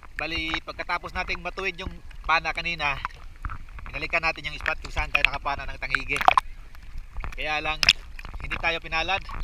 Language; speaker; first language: Filipino; non-native, local second language; Cebuano